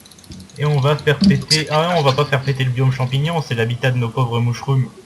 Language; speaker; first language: French; native; French